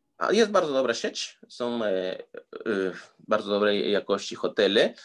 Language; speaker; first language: Polish; early bilingual, heritage; Spanish